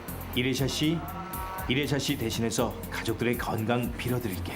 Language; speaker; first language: Korean; native; Korean